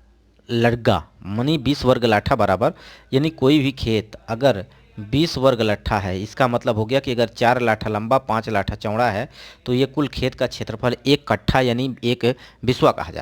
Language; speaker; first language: Hindi; native; Hindi